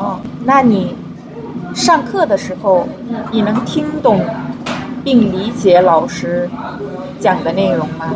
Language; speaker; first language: Chinese; non-native, fluent; Mongolian